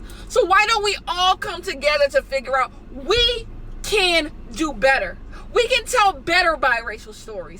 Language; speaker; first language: English; native; English